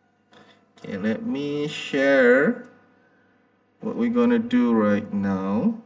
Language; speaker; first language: English; non-native, fluent; Indonesian